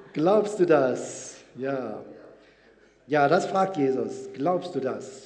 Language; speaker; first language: German; native; German